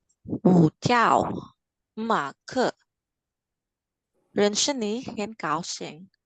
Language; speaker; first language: Chinese; non-native, learner; Filipino